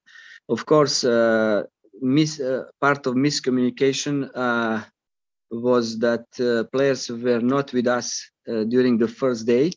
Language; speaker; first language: English; non-native, fluent; Croatian